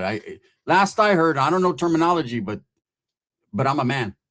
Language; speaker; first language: English; native; English